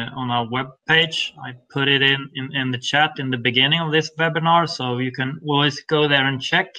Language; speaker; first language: English; non-native, fluent; Swedish